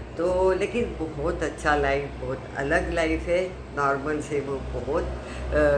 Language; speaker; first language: Hindi; non-native, local second language; Marathi